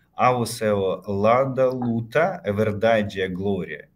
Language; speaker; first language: Portuguese; non-native, learner; Ukrainian